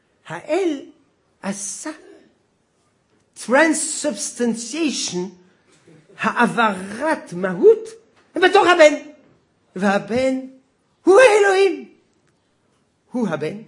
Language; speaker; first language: Hebrew; non-native, fluent; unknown